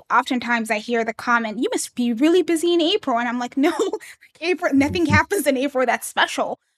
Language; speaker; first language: English; early bilingual, other home language; Amharic